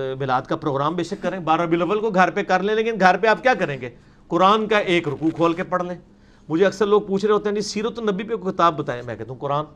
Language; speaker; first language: Urdu; non-native, local second language; Punjabi